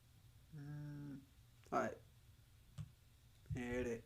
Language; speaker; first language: Japanese; non-native, learner; Spanish